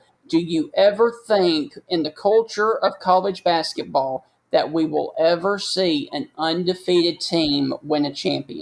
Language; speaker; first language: English; native; English